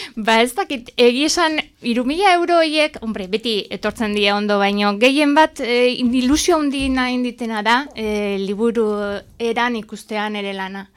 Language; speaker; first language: Basque; native; Basque